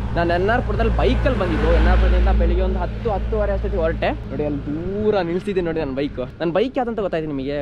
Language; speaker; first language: Kannada; non-native, local second language; Malayalam